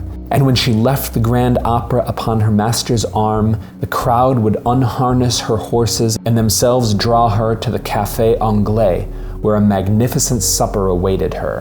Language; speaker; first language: English; native; English